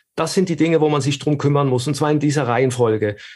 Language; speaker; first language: German; native; German